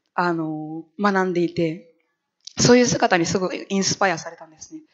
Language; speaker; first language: Japanese; native; Japanese